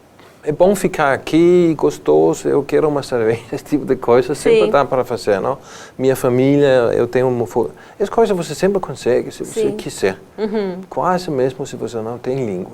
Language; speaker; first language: Portuguese; non-native, fluent; Danish